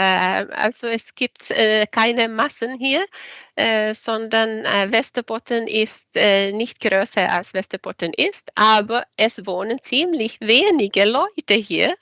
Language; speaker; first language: German; non-native, fluent; Swedish